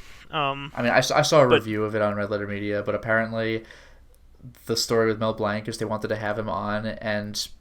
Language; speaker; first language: English; native; English